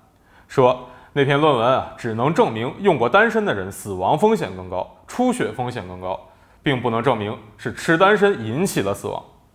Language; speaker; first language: Chinese; native; Chinese